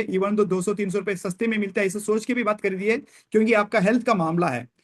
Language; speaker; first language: Hindi; non-native, local second language; Kannada